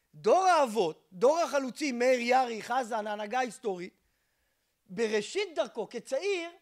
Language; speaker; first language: Hebrew; native; Hebrew